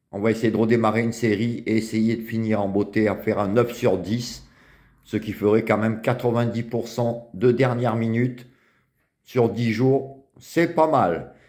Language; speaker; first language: French; native; French